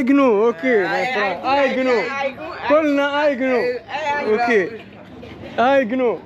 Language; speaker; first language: French; non-native, learner; Arabic